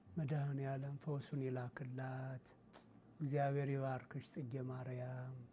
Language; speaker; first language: Amharic; native; Amharic